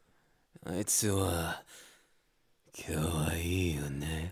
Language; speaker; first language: Japanese; non-native, learner; Spanish